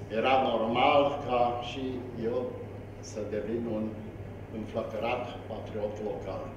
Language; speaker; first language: Romanian; non-native, local second language; Hungarian